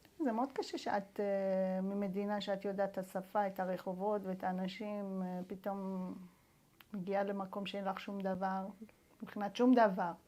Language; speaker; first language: Hebrew; non-native, fluent; Persian